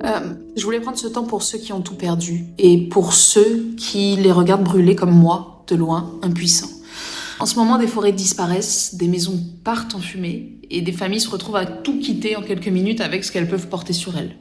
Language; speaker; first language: French; native; French